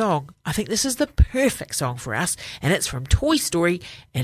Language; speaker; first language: English; native; English